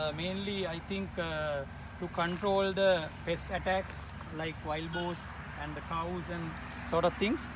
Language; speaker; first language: English; non-native, local second language; Sinhala